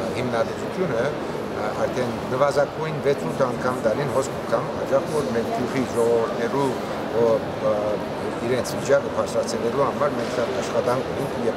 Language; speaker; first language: Armenian; early bilingual, heritage; Armenian